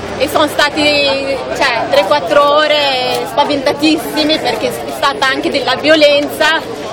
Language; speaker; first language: Italian; non-native, fluent; Arabic